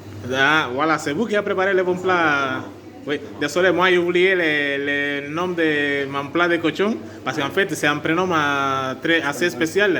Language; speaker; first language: French; non-native, fluent; Spanish